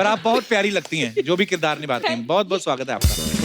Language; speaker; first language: Hindi; native; Hindi